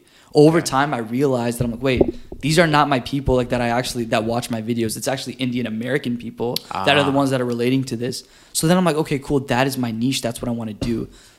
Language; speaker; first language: English; native; English